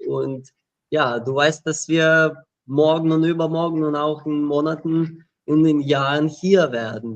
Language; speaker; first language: German; non-native, fluent; Ukrainian